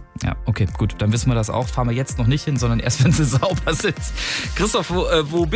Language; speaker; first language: German; native; German